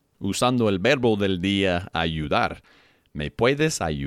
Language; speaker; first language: Spanish; non-native, fluent; English